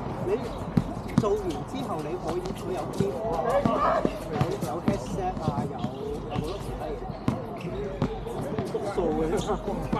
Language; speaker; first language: Cantonese; native; Cantonese